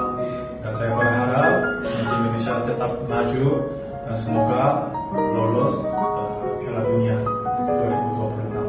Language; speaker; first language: Indonesian; non-native, fluent; Korean